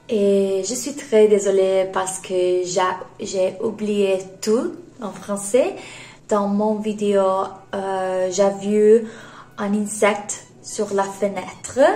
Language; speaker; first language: French; non-native, learner; Polish